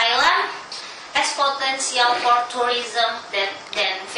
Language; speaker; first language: English; non-native, learner; Indonesian